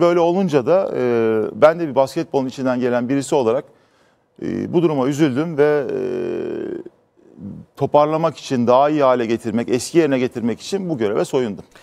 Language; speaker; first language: Turkish; native; Turkish